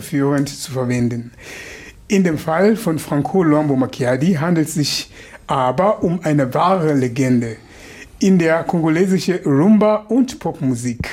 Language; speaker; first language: German; non-native, fluent; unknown